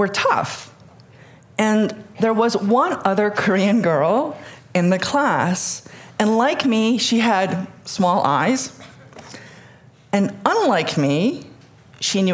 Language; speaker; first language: English; early bilingual, other home language; Korean